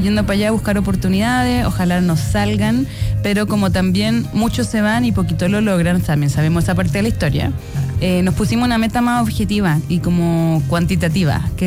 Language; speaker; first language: Spanish; native; Spanish